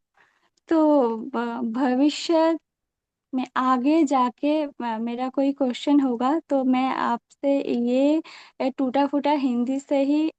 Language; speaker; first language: Hindi; non-native, local second language; Bangla